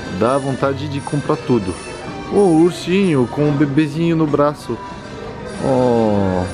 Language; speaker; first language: Portuguese; native; Portuguese